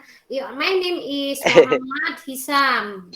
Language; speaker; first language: English; non-native, learner; Indonesian